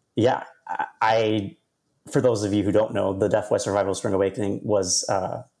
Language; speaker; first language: English; native; English